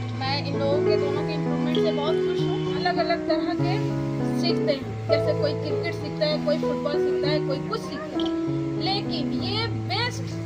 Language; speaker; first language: Hindi; non-native, local second language; Bangla